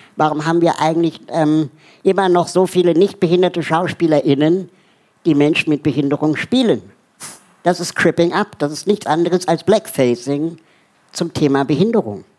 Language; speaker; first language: German; native; German